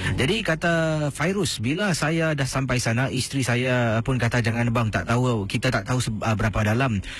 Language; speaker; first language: Malay; native; Malay